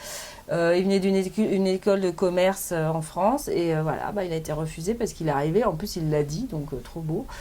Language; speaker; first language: French; native; French